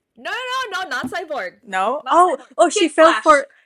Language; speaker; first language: English; non-native, local second language; Filipino